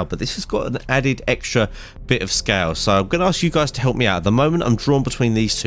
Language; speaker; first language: English; native; English